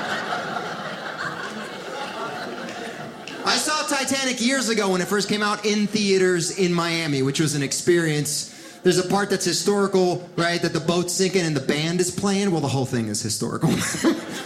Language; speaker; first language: English; early bilingual, other home language; Spanish